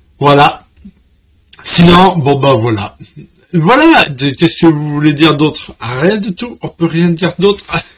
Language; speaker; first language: French; native; French